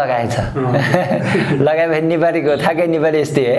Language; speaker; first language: Nepali; non-native, learner; Chinese